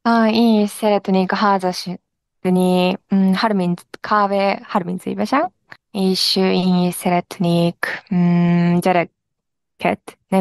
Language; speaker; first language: Hungarian; non-native, learner; Japanese